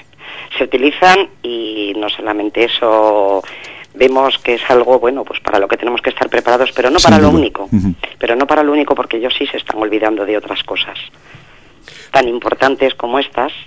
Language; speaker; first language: Spanish; native; Spanish